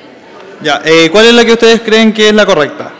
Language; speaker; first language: Spanish; native; Spanish